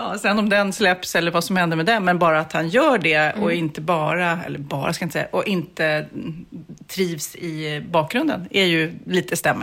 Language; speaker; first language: Swedish; native; Swedish